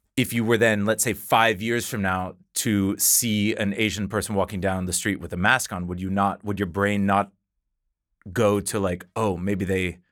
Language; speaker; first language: English; native; English